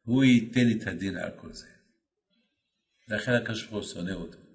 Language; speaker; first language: Hebrew; non-native, fluent; French